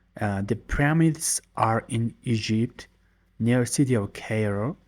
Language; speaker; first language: English; non-native, learner; Mongolian